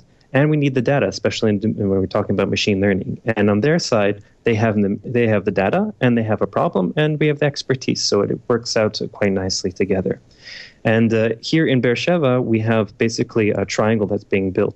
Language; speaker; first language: English; native; English